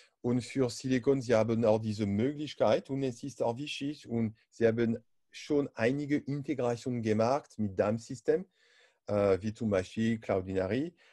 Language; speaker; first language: German; non-native, learner; French